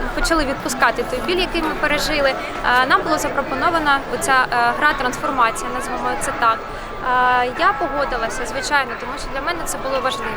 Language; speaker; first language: Ukrainian; non-native, local second language; Russian